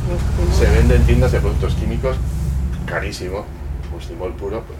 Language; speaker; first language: Spanish; native; Spanish